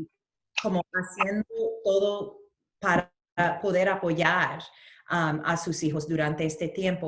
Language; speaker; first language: Spanish; early bilingual, heritage; Spanish